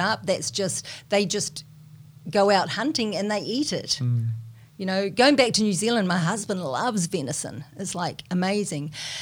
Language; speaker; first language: English; native; English